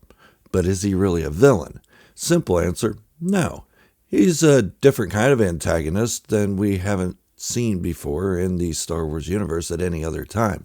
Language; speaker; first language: English; native; English